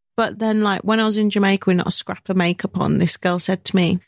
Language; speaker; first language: English; native; English